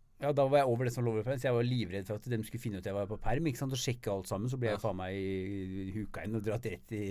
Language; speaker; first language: Norwegian; native; Norwegian